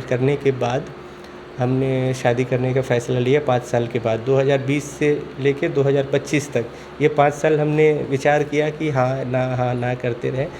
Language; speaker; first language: Hindi; native; Hindi